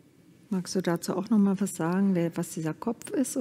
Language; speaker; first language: German; native; German